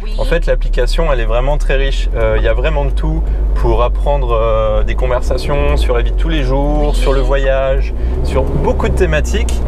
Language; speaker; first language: French; native; French